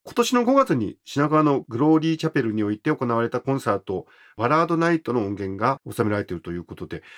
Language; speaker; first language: Japanese; native; Japanese